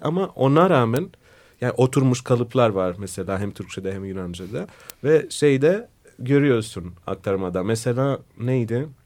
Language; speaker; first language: Turkish; non-native, fluent; Greek